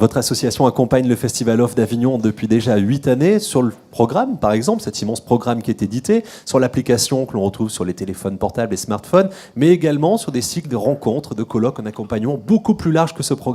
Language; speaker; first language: French; native; French